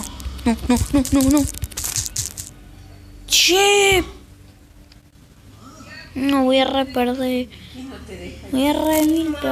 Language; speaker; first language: Spanish; native; Spanish